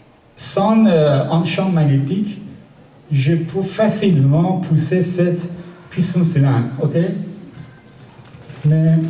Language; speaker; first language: French; non-native, learner; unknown